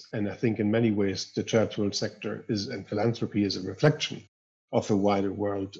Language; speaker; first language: English; non-native, fluent; German